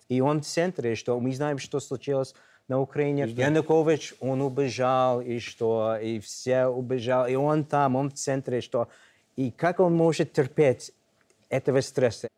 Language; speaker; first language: Russian; non-native, fluent; English